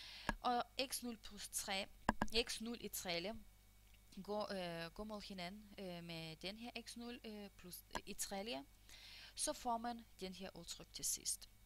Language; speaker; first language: Danish; non-native, fluent; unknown